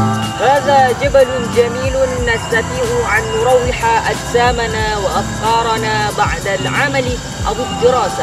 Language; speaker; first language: Arabic; non-native, learner; Indonesian